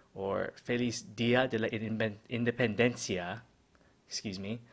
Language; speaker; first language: English; non-native, local second language; Filipino